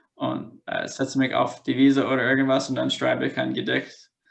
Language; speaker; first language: German; non-native, fluent; English